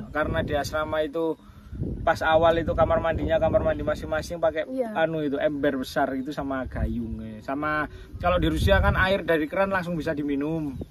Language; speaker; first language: Indonesian; native; Indonesian